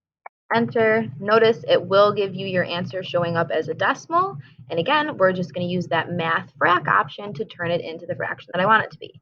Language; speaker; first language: English; native; English